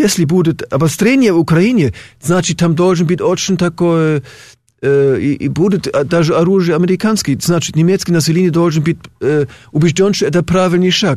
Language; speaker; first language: Russian; non-native, fluent; German